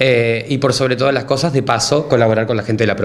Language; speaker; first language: Spanish; native; Spanish